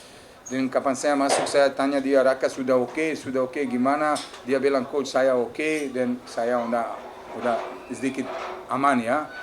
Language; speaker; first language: Indonesian; non-native, fluent; Serbian